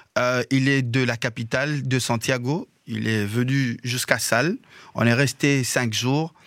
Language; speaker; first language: French; non-native, local second language; Lingala